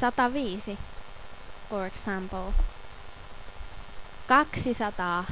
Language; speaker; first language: English; non-native, fluent; Finnish